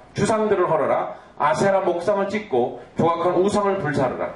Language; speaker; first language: Korean; native; Korean